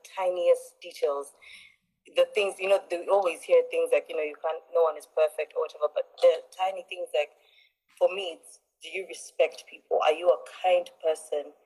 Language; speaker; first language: English; non-native, local second language; Ganda